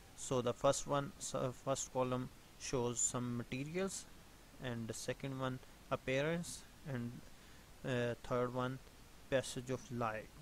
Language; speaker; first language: English; non-native, local second language; Urdu